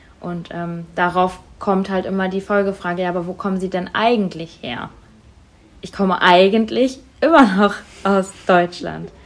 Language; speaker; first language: German; native; German